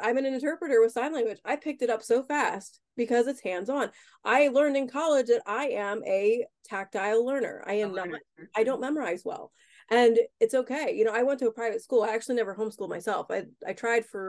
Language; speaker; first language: English; native; English